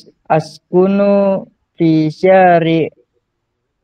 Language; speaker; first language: Arabic; non-native, learner; Malay